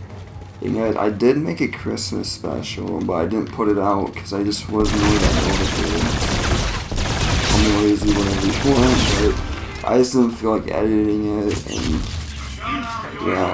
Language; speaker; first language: English; native; English